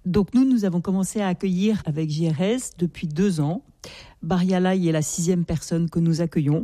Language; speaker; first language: French; native; French